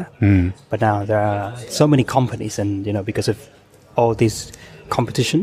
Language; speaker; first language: English; non-native, fluent; Thai